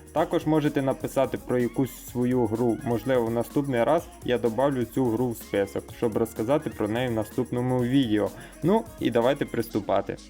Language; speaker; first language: Ukrainian; native; Ukrainian